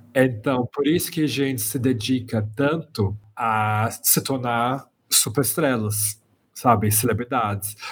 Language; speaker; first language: Portuguese; non-native, fluent; English